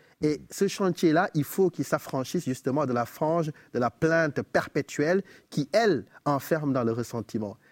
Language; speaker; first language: French; non-native, local second language; Wolof